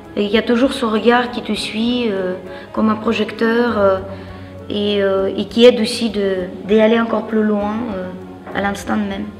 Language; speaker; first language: French; non-native, fluent; Russian